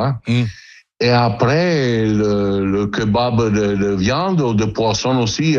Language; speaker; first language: French; non-native, learner; Italian